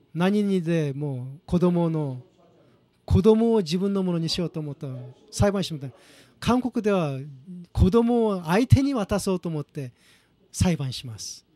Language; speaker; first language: Japanese; non-native, fluent; Korean